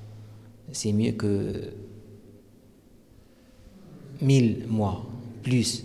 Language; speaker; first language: French; non-native, learner; Arabic